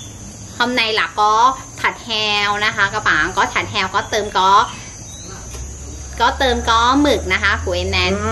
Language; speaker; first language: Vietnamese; non-native, learner; Thai